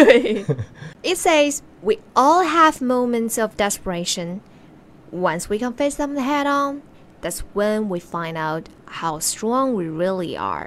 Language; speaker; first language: English; non-native, fluent; Chinese